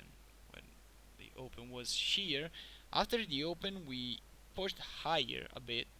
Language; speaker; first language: English; non-native, fluent; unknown